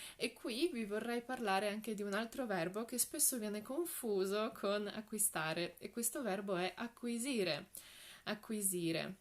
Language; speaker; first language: Italian; non-native, fluent; Polish